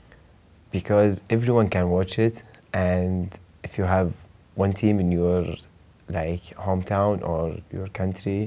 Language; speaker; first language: English; non-native, learner; Arabic